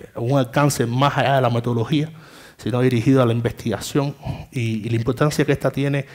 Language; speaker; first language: Spanish; native; Spanish